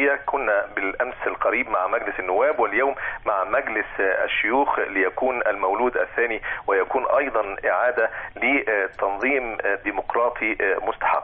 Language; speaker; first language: Arabic; native; Arabic